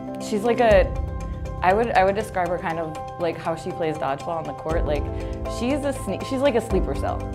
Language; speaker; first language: English; native; English